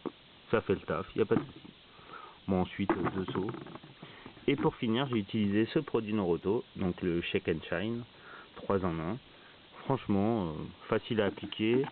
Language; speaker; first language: French; native; French